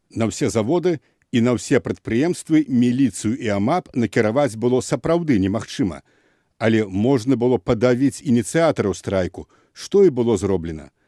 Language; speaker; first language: Belarusian; native; Belarusian